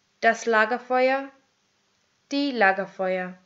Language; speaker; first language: German; native; German